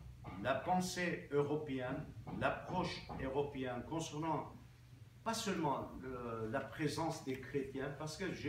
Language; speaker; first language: French; non-native, local second language; Armenian